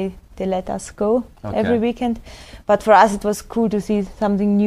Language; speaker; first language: English; non-native, fluent; German